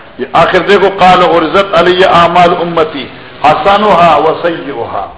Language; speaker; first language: Urdu; non-native, local second language; Pashto